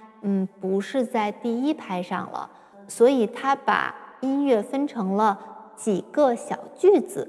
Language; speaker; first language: Chinese; native; Chinese